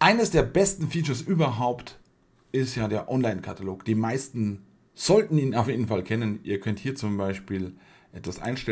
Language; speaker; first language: German; native; German